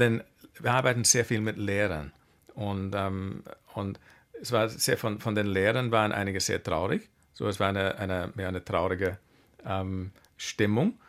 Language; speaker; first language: German; non-native, fluent; English